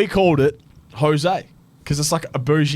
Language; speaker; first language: English; native; English